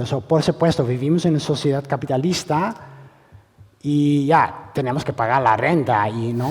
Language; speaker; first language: Spanish; non-native, fluent; Dutch